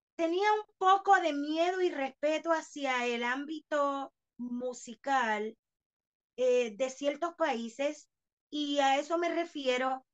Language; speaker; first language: Spanish; native; Spanish